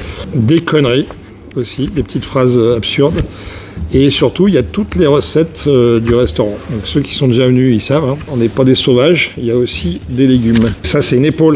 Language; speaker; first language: French; native; French